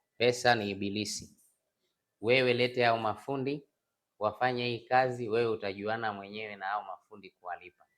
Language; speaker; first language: Swahili; non-native, local second language; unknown